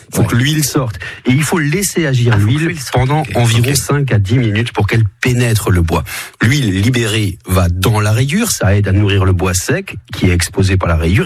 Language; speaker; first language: French; native; French